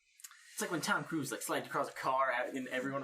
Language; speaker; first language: English; native; English